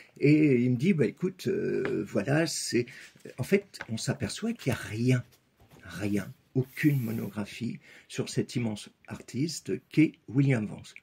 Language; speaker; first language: French; native; French